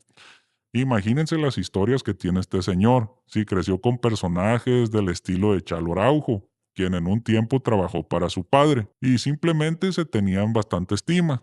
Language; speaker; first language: Spanish; native; Spanish